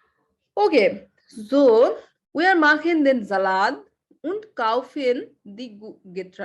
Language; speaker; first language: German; non-native, learner; Bangla